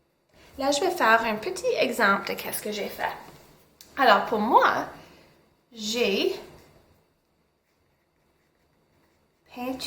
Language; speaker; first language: French; non-native, local second language; English